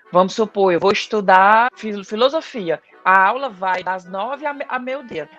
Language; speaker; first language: Portuguese; native; Portuguese